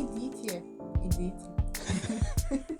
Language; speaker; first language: Russian; non-native, learner; English